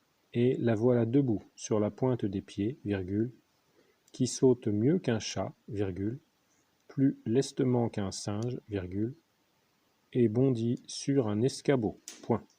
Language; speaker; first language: French; native; French